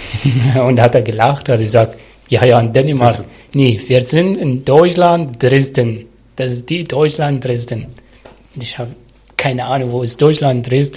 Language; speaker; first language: German; non-native, learner; Arabic